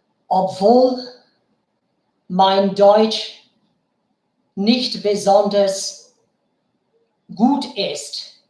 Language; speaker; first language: German; non-native, fluent; Bangla